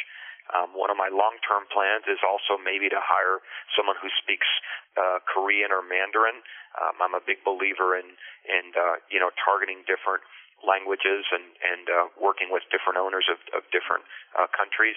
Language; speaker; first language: English; early bilingual, other home language; Spanish